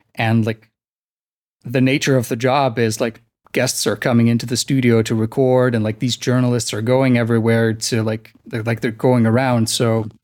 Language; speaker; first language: English; non-native, fluent; Icelandic